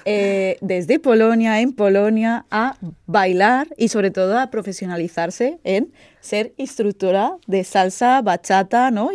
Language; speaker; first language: Spanish; native; Spanish